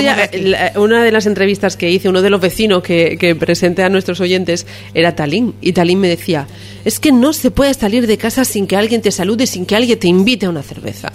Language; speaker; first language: Spanish; native; Spanish